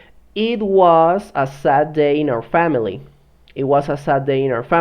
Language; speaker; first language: English; non-native, fluent; Spanish